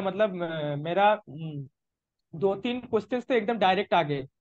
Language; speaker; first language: Hindi; non-native, local second language; Bangla